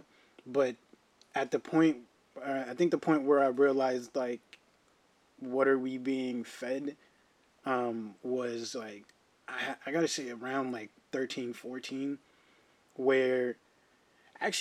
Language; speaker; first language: English; early bilingual, other home language; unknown